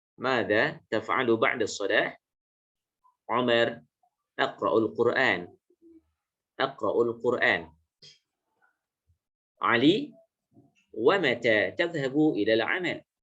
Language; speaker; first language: Arabic; non-native, fluent; Indonesian